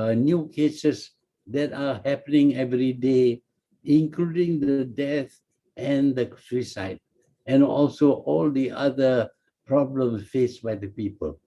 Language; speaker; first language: English; non-native, local second language; Malay